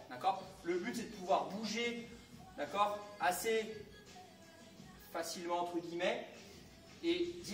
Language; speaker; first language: French; native; French